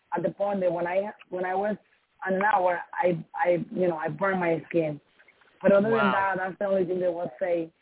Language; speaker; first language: English; non-native, learner; Spanish